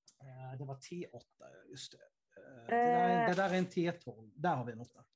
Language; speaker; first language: Swedish; native; Swedish